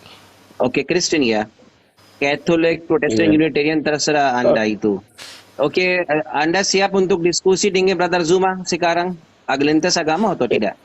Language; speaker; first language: Indonesian; non-native, learner; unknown